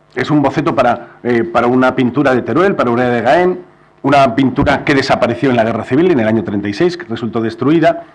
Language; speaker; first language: Spanish; native; Spanish